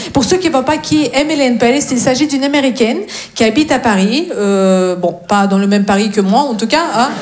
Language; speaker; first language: French; non-native, fluent; Russian